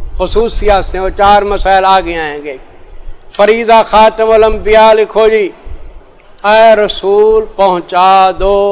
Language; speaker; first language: Urdu; non-native, local second language; Saraiki